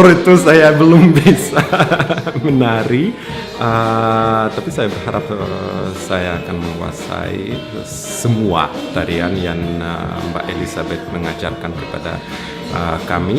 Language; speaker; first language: Indonesian; non-native, fluent; Russian